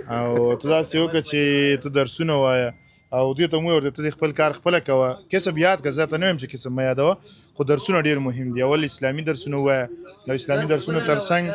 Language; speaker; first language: Pashto; native; Pashto